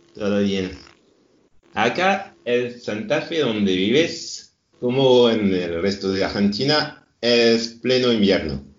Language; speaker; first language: Spanish; non-native, fluent; French